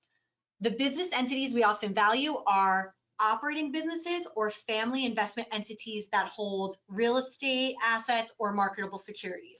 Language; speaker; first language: English; native; English